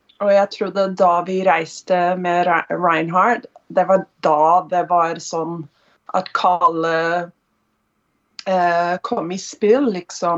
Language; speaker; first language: Norwegian; non-native, fluent; English